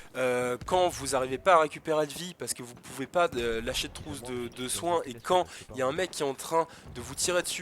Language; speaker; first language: French; native; French